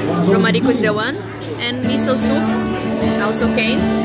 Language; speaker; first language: English; non-native, fluent; Portuguese